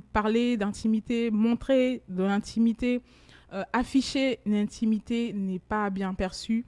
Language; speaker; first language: French; native; French